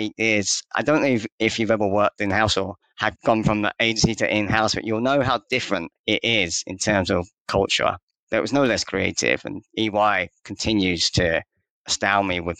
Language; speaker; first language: English; native; English